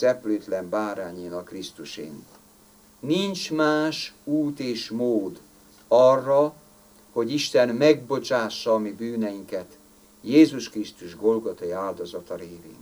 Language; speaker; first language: Hungarian; native; Hungarian